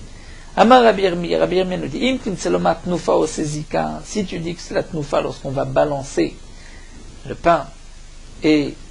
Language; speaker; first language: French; native; French